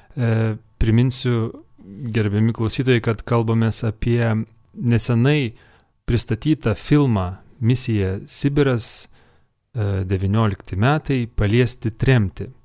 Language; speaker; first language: Lithuanian; native; Lithuanian